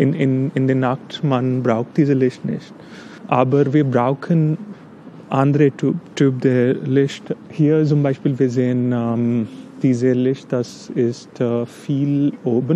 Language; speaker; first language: German; non-native, learner; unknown